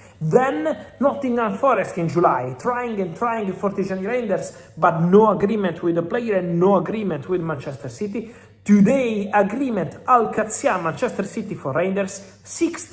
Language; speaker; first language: English; non-native, fluent; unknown